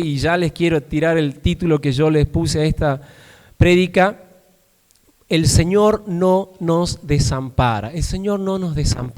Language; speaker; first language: Spanish; native; Spanish